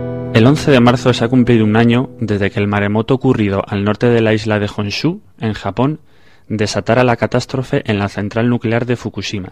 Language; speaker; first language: Spanish; native; Spanish